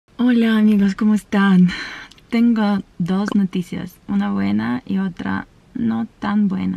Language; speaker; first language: Spanish; non-native, fluent; Ukrainian